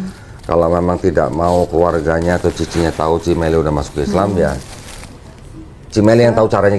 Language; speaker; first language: Indonesian; native; Indonesian